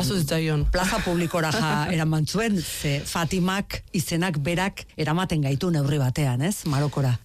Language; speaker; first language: Basque; native; Basque